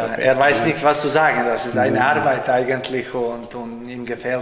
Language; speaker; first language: German; non-native, learner; Serbian